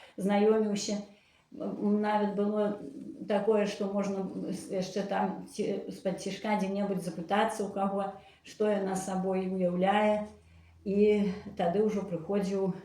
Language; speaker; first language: Belarusian; native; Belarusian